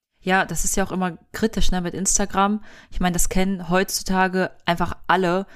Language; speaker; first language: German; early bilingual, other home language; Russian